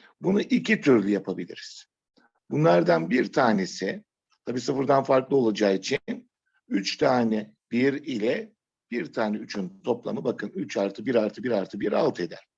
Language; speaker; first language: Turkish; native; Turkish